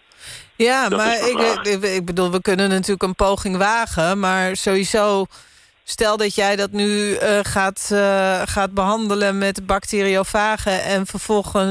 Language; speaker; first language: Dutch; native; Dutch